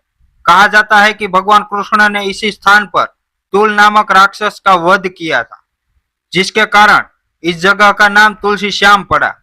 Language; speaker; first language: Hindi; non-native, local second language; Gujarati